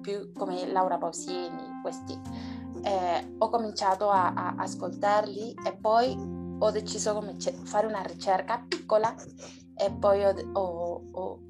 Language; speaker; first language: Italian; non-native, learner; Spanish